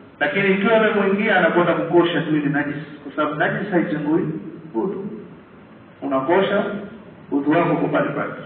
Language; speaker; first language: Swahili; native; Swahili